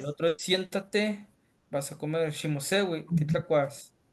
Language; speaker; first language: Spanish; native; Spanish